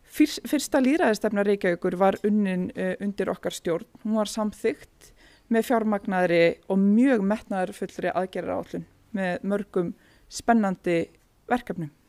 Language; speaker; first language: Icelandic; native; Icelandic